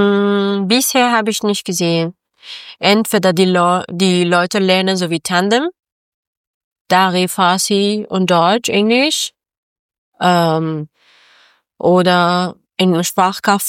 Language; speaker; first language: German; non-native, learner; Persian